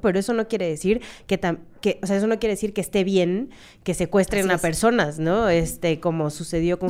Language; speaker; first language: Spanish; native; Spanish